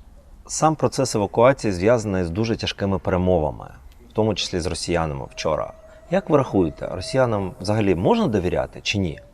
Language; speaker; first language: Ukrainian; native; Ukrainian